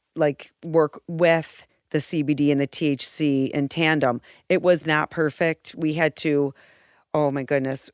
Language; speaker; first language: English; native; English